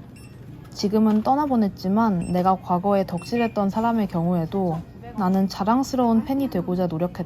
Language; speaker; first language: Korean; native; Korean